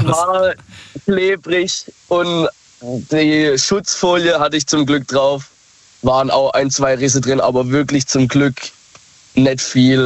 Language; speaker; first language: German; native; German